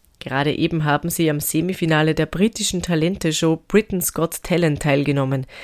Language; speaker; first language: German; native; German